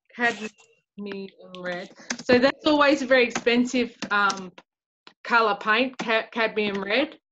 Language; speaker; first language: English; native; English